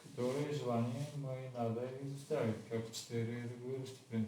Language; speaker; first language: Russian; non-native, learner; Bulgarian